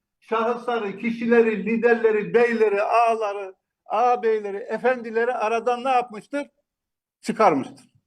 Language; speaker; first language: Turkish; native; Turkish